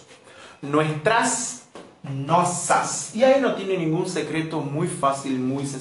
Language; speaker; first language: Spanish; non-native, fluent; Portuguese